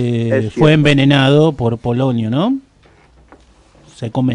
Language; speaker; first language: Spanish; native; Spanish